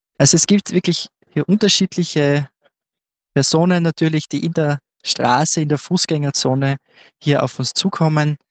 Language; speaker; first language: German; native; German